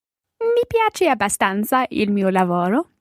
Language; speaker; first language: Italian; non-native, learner; English